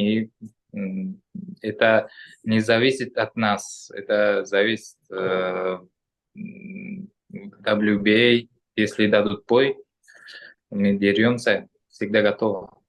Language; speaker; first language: Russian; non-native, local second language; Uzbek